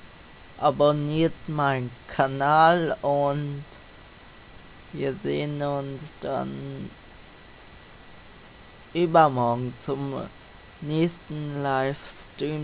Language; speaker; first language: German; native; German